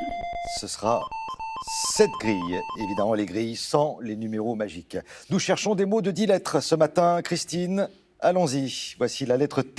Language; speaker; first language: French; native; French